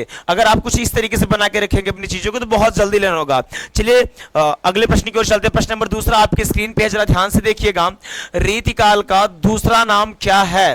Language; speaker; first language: Hindi; native; Hindi